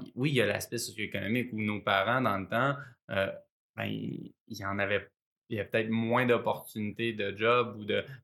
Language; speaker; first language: French; native; French